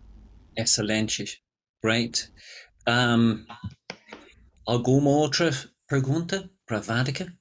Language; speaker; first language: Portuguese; non-native, fluent; English